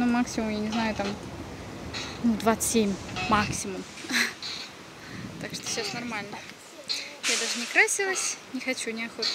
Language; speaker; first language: Russian; native; Russian